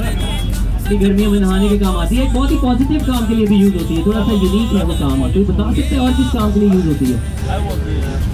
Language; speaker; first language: Hindi; native; Hindi